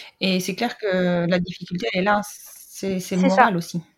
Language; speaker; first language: French; native; French